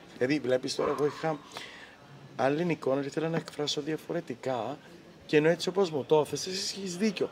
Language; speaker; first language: Greek; native; Greek